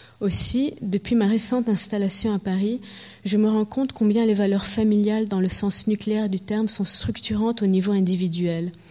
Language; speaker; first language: French; early bilingual, heritage; French